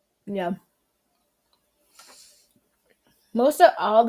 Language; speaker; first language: English; native; English